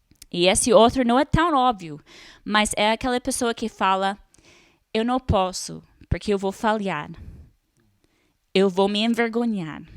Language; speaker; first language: Portuguese; non-native, fluent; English